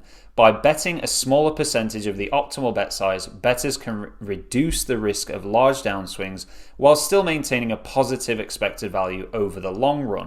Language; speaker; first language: English; native; English